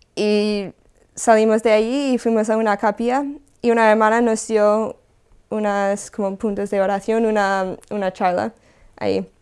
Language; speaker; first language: Spanish; non-native, fluent; English